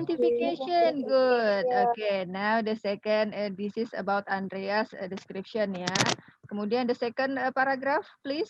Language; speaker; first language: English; non-native, fluent; Indonesian